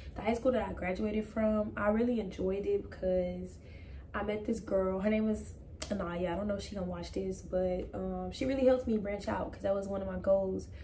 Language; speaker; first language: English; native; English